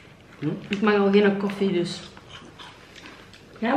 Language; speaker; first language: Dutch; native; Dutch